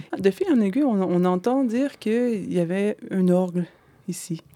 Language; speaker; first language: French; native; French